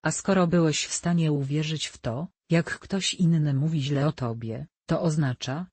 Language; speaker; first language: Polish; native; Polish